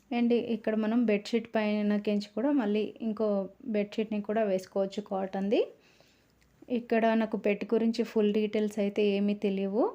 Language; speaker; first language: Telugu; native; Telugu